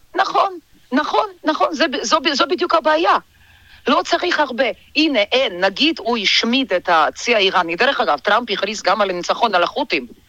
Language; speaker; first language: Hebrew; non-native, fluent; Georgian